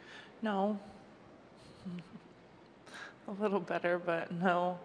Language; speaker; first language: English; native; English